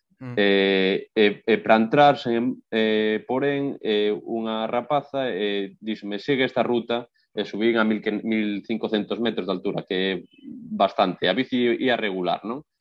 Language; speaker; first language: Galician; non-native, local second language; Spanish